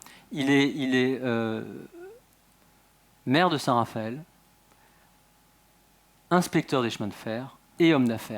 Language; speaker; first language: French; native; French